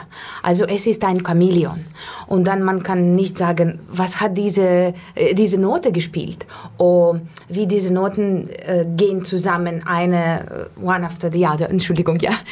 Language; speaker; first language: German; non-native, learner; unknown